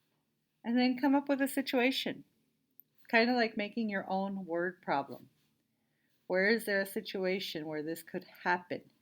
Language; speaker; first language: English; native; English